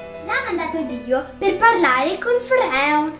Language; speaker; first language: Italian; early bilingual, other home language; Arabic